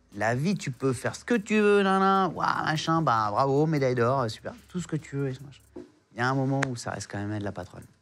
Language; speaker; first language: French; native; French